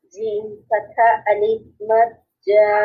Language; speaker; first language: Arabic; non-native, learner; Bangla